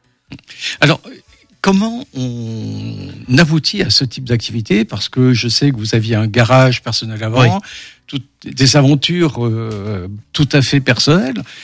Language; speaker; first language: French; native; French